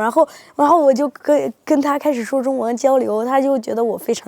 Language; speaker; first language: Chinese; early bilingual, heritage; Spanish